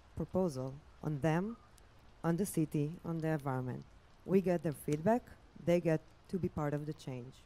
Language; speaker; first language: English; non-native, fluent; Hebrew